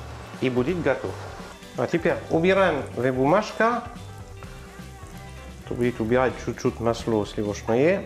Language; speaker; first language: Russian; non-native, learner; French